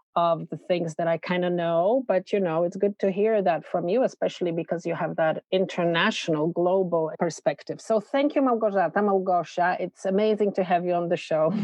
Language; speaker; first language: English; non-native, fluent; Polish